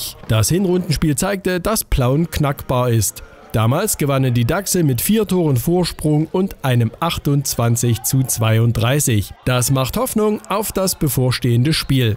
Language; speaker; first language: German; native; German